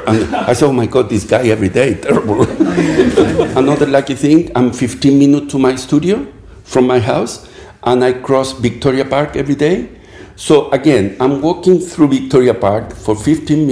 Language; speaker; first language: English; non-native, fluent; Spanish